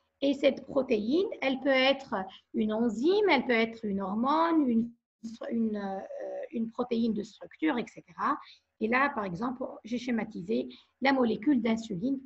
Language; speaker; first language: French; non-native, local second language; Arabic